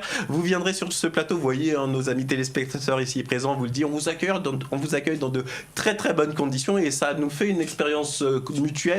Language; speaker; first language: French; native; French